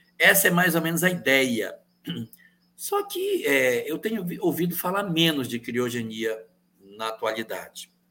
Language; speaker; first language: Portuguese; native; Portuguese